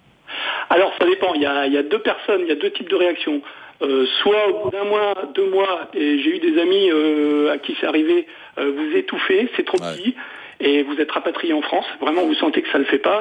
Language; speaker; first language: French; native; French